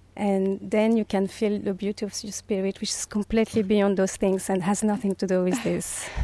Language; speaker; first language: English; non-native, fluent; French